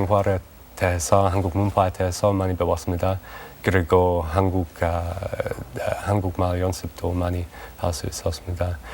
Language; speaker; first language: Korean; non-native, learner; English